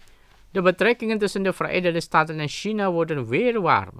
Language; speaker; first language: Dutch; non-native, fluent; Indonesian